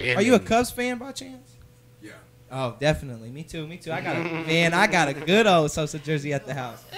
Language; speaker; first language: English; native; English